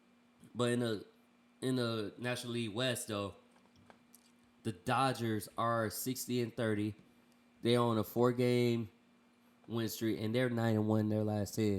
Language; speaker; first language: English; native; English